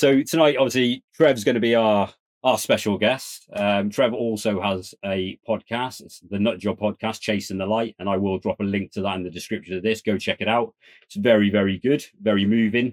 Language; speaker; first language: English; native; English